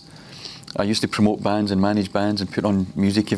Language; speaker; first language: English; native; English